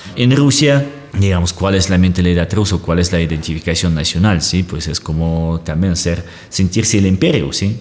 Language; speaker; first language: Spanish; non-native, fluent; Russian